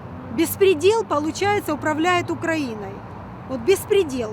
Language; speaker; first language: Russian; native; Russian